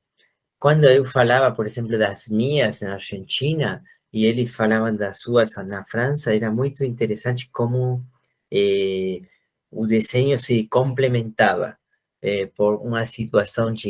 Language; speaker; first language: Portuguese; non-native, fluent; Spanish